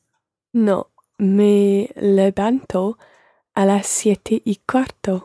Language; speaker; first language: Spanish; non-native, learner; English